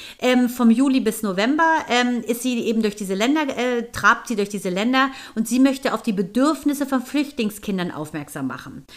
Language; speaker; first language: German; native; German